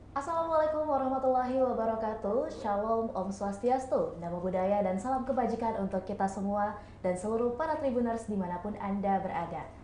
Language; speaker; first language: Indonesian; native; Indonesian